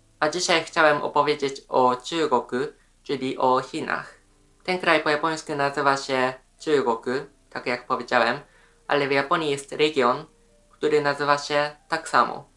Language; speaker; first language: Polish; non-native, fluent; Japanese